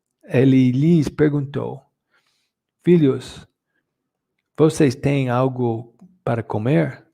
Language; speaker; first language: Portuguese; non-native, fluent; English